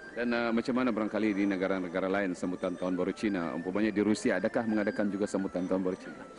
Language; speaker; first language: Malay; native; Malay